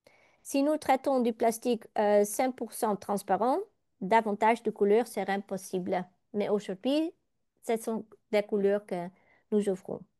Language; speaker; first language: French; non-native, learner; Dutch